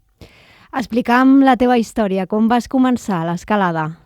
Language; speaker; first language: Catalan; native; Catalan